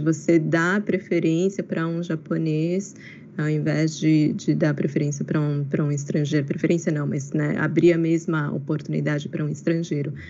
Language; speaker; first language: Portuguese; native; Portuguese